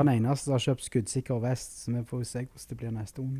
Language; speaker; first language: Norwegian; native; Norwegian